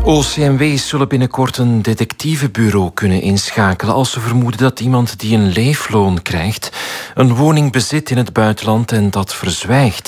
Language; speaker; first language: Dutch; native; Dutch